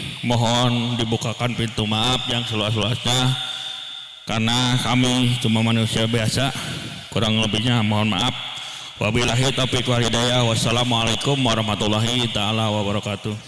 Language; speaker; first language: Indonesian; native; Indonesian